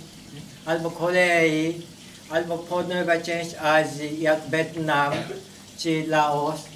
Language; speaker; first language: Polish; non-native, learner; Japanese